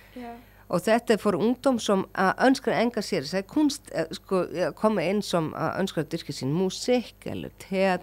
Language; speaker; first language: Norwegian; non-native, fluent; Icelandic